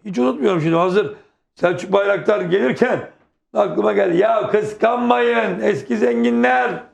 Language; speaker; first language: Turkish; native; Turkish